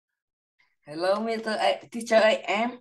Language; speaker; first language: English; non-native, learner; Vietnamese